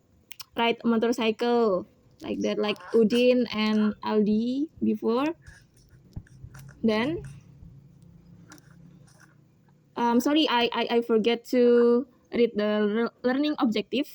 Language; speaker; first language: English; non-native, learner; Indonesian